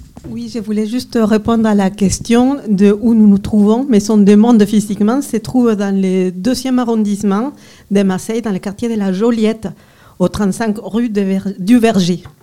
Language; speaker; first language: French; non-native, fluent; Spanish